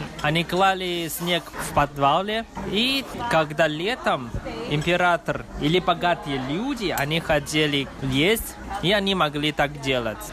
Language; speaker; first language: Russian; non-native, learner; Chinese